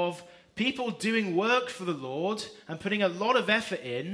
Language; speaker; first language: English; native; English